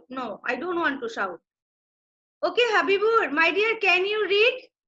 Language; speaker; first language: English; non-native, local second language; Bangla